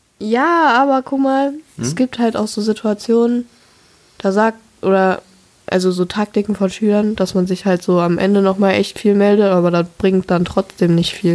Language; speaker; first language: German; native; German